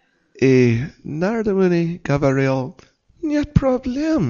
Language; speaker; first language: Russian; non-native, learner; English